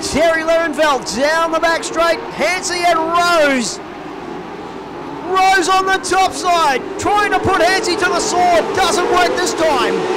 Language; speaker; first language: English; native; English